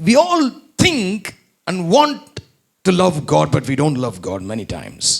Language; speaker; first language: English; non-native, local second language; Tamil